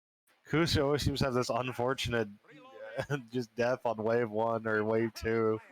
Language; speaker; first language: English; native; English